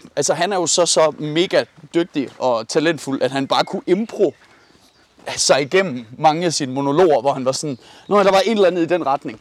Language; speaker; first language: Danish; early bilingual, other home language; Persian